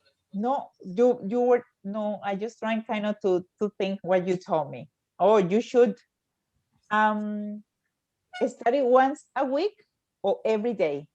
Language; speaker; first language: English; non-native, fluent; Spanish